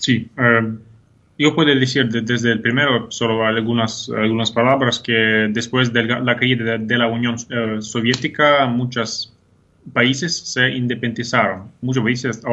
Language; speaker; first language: Spanish; non-native, fluent; Ukrainian